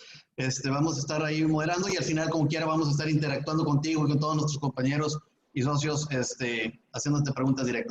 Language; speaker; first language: Spanish; native; Spanish